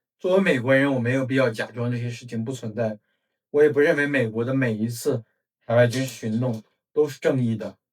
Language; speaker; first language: Chinese; non-native, fluent; English